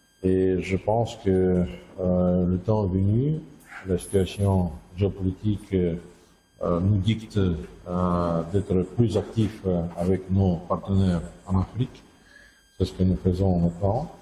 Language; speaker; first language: French; non-native, fluent; Russian